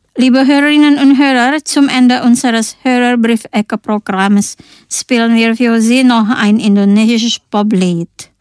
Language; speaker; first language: German; non-native, fluent; Indonesian